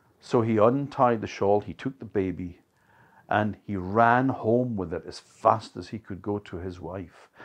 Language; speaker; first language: English; native; English